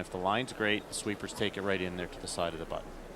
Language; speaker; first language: English; native; English